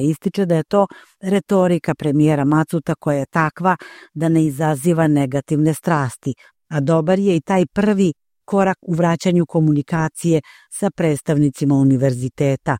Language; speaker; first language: Croatian; native; Croatian